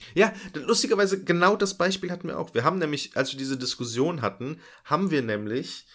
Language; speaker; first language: German; native; German